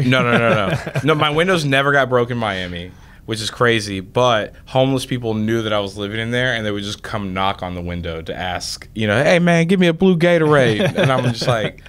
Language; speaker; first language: English; native; English